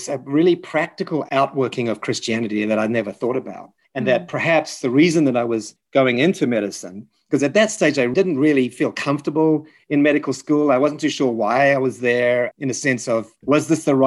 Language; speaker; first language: English; native; English